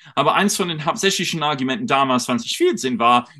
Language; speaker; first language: German; non-native, fluent; English